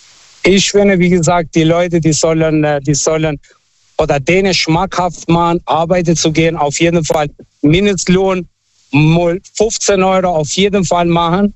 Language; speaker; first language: German; non-native, fluent; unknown